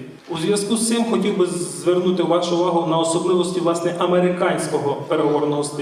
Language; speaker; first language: Ukrainian; native; Ukrainian